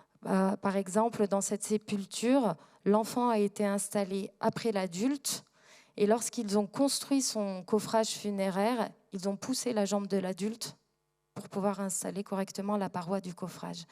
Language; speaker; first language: French; native; French